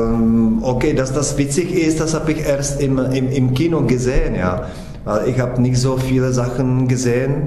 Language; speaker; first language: German; non-native, fluent; Czech